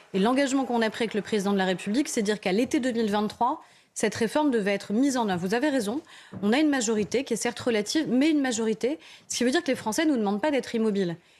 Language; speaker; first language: French; native; French